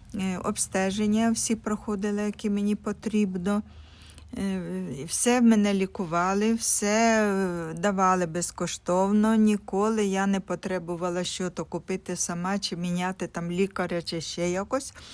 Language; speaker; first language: Ukrainian; non-native, local second language; Russian